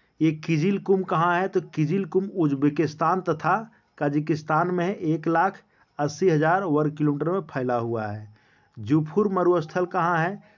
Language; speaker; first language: Hindi; native; Hindi